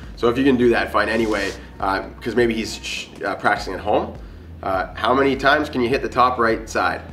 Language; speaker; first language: English; native; English